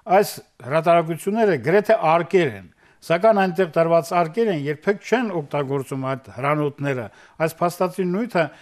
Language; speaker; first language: Armenian; native; Armenian